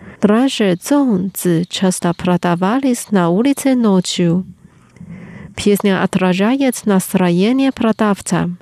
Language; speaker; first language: Russian; non-native, fluent; Chinese